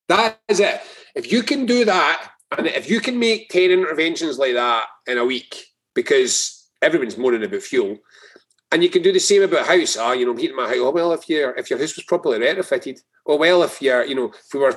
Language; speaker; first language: English; native; English